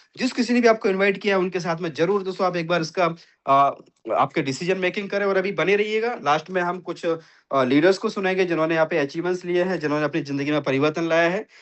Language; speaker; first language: Hindi; native; Hindi